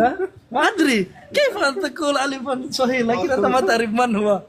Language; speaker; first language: Arabic; non-native, learner; Indonesian